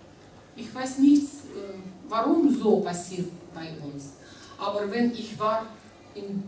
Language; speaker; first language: German; non-native, learner; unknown